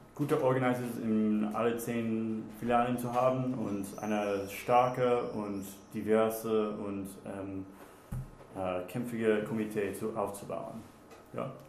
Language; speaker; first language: German; non-native, fluent; English